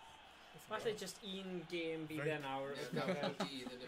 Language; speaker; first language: Welsh; native; Welsh